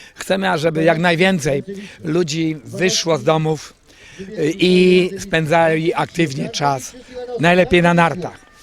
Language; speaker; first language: Polish; native; Polish